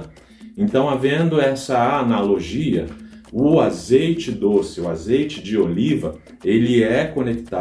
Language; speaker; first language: Portuguese; native; Portuguese